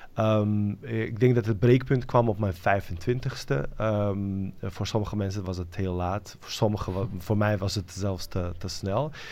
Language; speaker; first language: Dutch; non-native, fluent; Bosnian